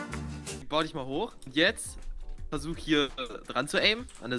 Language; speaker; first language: German; native; German